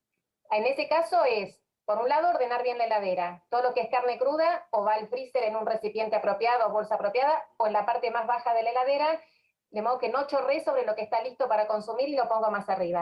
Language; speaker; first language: Spanish; native; Spanish